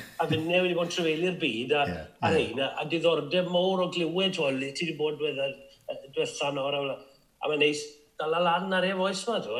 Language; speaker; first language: Welsh; native; Welsh